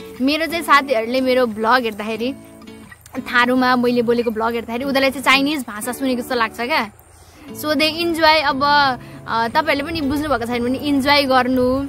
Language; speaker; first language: Nepali; non-native, local second language; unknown